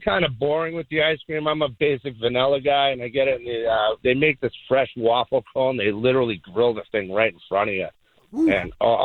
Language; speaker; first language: English; native; English